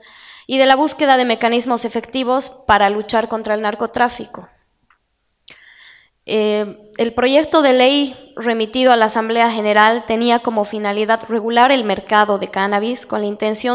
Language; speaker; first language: Spanish; native; Spanish